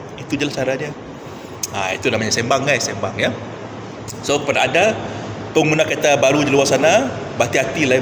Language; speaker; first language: Malay; non-native, local second language; Iban